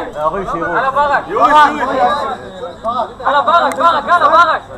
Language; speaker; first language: Hebrew; native; Hebrew